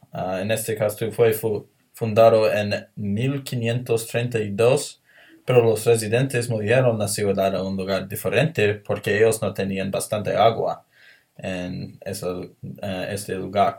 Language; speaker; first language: Spanish; non-native, learner; English